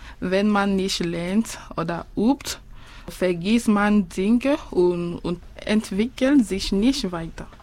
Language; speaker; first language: German; non-native, fluent; French